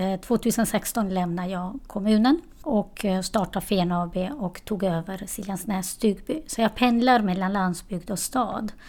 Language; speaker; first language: Swedish; non-native, fluent; Albanian